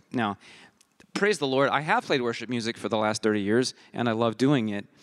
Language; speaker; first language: English; early bilingual, heritage; English